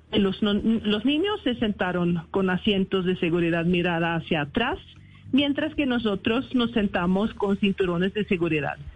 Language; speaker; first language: Spanish; non-native, fluent; Swedish